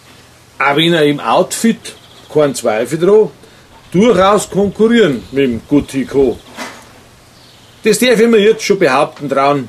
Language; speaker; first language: German; native; German